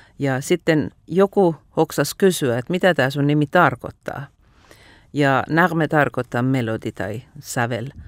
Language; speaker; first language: Finnish; non-native, fluent; Persian